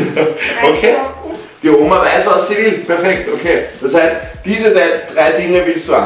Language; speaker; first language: German; native; German